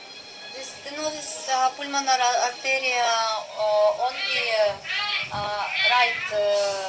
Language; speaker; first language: English; non-native, learner; Russian